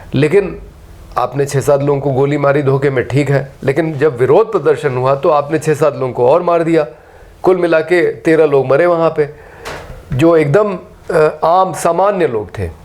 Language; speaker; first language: Hindi; native; Hindi